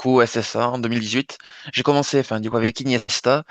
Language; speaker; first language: French; native; French